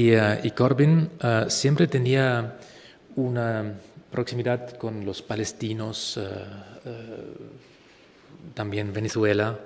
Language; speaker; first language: Spanish; non-native, fluent; German